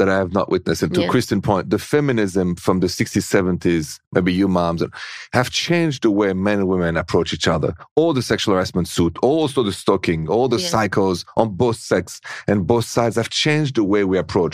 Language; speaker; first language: English; non-native, fluent; French